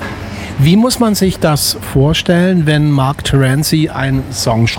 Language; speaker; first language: German; native; German